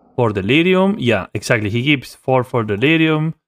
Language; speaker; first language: English; non-native, fluent; Spanish